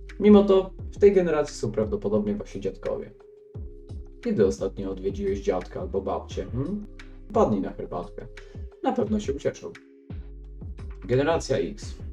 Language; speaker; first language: Polish; native; Polish